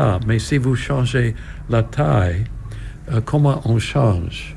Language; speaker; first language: French; non-native, learner; English